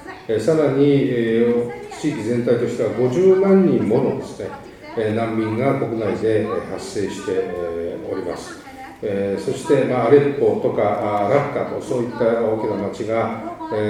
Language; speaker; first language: Japanese; native; Japanese